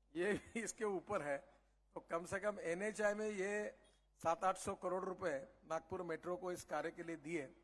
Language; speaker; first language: Hindi; non-native, local second language; Marathi